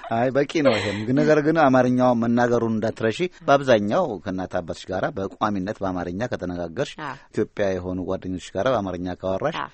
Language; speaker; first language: Amharic; native; Amharic